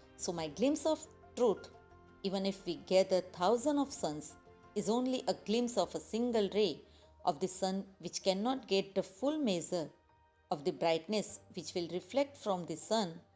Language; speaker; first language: English; non-native, local second language; Gujarati